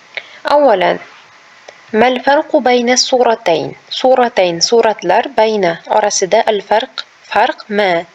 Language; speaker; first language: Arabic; non-native, fluent; Uzbek